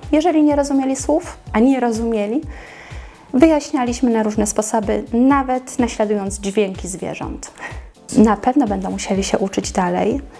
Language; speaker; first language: Polish; native; Polish